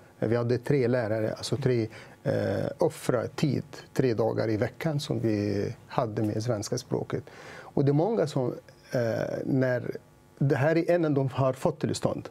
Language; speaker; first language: Swedish; non-native, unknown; Arabic